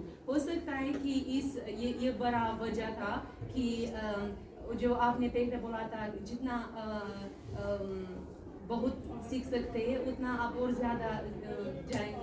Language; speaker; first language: Hindi; non-native, learner; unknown